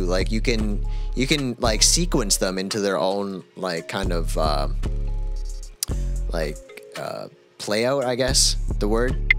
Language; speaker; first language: English; native; English